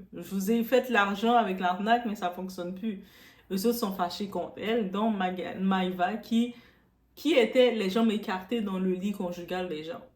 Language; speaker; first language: French; non-native, local second language; Arabic